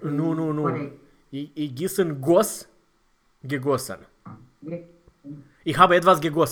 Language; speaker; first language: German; non-native, fluent; Romanian